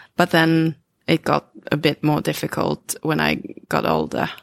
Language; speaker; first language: English; early bilingual, other home language; Swedish